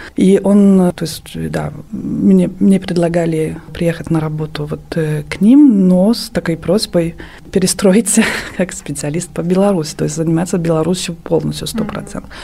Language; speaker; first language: Russian; non-native, fluent; French